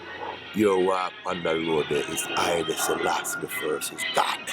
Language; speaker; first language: English; native; English